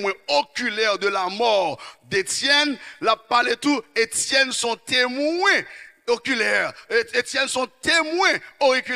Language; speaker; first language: French; non-native, local second language; Haitian Creole